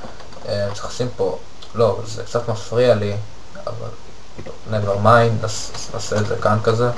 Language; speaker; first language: Hebrew; native; Hebrew